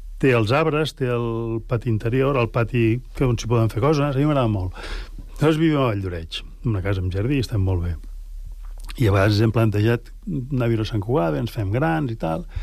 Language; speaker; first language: Catalan; native; Catalan